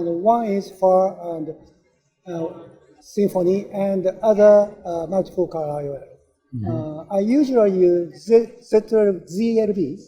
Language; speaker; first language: English; non-native, learner; Japanese